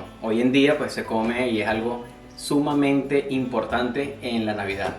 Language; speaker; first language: Spanish; native; Spanish